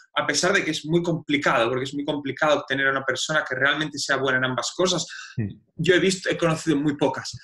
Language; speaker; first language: Spanish; native; Spanish